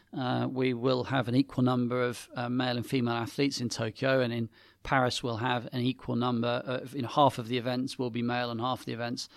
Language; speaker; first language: English; native; English